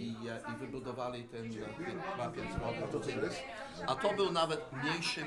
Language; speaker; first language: Polish; early bilingual, heritage; Polish